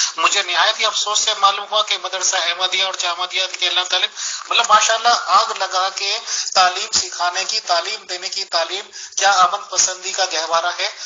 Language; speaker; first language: Urdu; non-native, local second language; Hindi